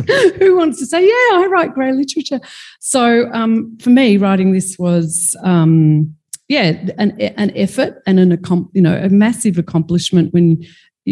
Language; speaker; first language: English; native; English